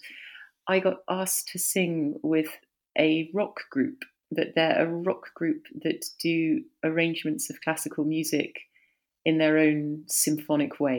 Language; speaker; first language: English; native; English